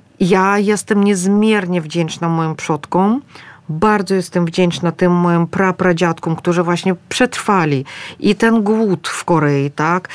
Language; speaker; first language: Polish; non-native, fluent; Russian